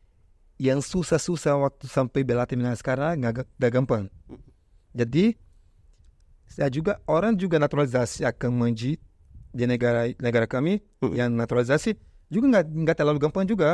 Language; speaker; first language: Indonesian; non-native, fluent; Portuguese